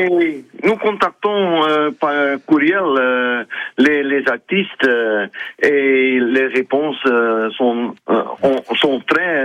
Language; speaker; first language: French; non-native, learner; Dutch